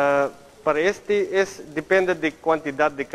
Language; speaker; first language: Portuguese; non-native, learner; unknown